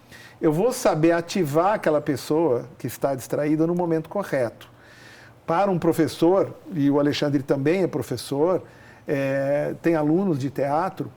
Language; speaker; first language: Portuguese; native; Portuguese